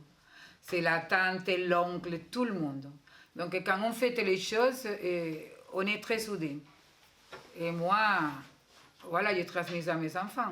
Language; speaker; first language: French; non-native, fluent; Spanish